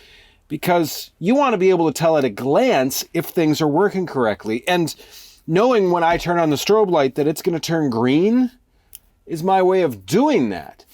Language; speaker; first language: English; native; English